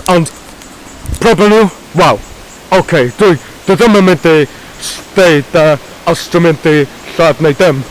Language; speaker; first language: Welsh; non-native, learner; English